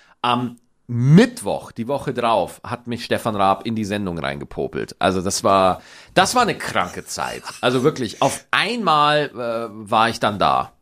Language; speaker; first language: German; native; German